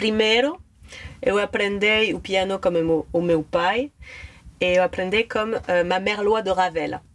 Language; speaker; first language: Portuguese; non-native, learner; French